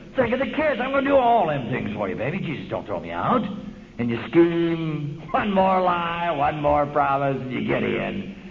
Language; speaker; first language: English; native; English